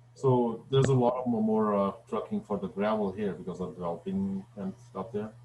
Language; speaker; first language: English; non-native, fluent; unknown